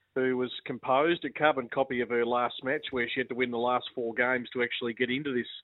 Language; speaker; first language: English; native; English